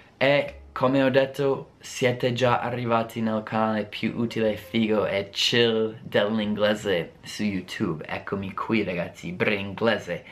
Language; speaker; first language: Italian; non-native, fluent; English